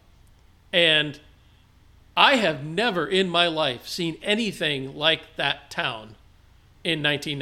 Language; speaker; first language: English; native; English